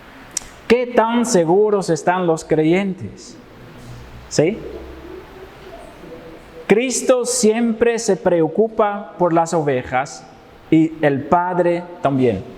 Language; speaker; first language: Spanish; non-native, fluent; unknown